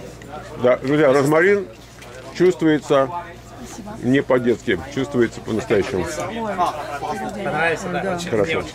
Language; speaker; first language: Russian; native; Russian